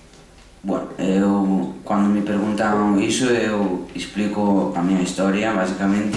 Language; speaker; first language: Portuguese; early bilingual, heritage; Portuguese